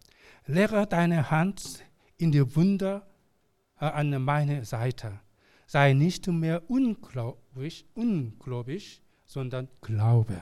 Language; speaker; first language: German; non-native, learner; Korean